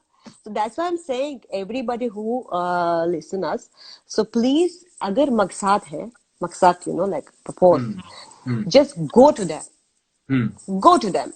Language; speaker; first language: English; non-native, learner; Azerbaijani